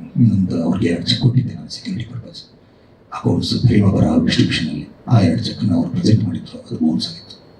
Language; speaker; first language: Kannada; native; Kannada